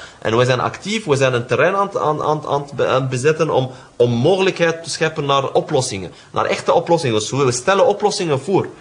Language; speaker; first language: Dutch; non-native, fluent; Arabic